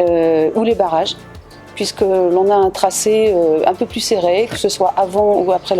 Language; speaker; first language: French; native; French